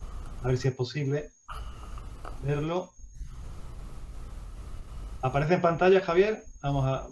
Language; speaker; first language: Spanish; native; Spanish